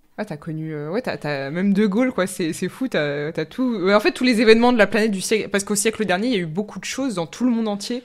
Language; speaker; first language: French; native; French